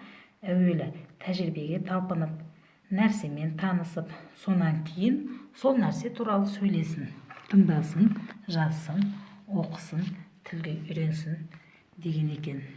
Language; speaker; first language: Kazakh; native; Kazakh